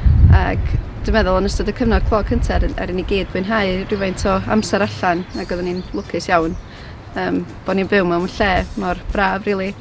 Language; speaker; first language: Welsh; native; Welsh